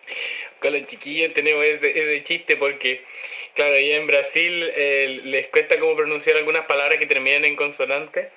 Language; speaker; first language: Spanish; native; Spanish